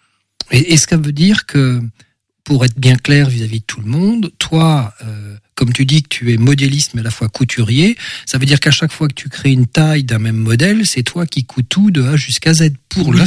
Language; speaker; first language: French; native; French